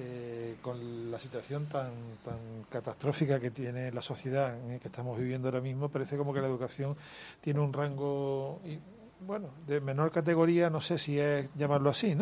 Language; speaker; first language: Spanish; native; Spanish